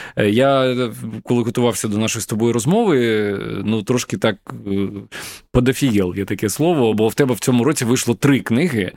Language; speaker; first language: Ukrainian; native; Ukrainian